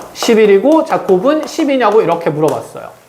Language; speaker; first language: Korean; native; Korean